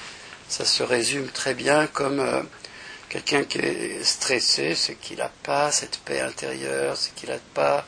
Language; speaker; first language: French; native; French